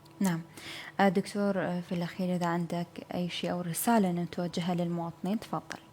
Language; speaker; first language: Arabic; native; Arabic